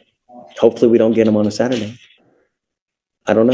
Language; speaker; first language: English; native; English